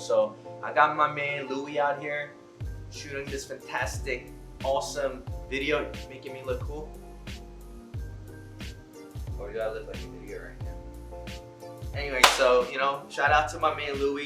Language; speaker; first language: English; native; English